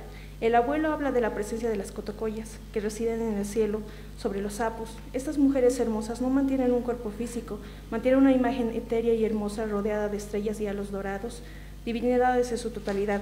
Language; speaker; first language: Spanish; native; Spanish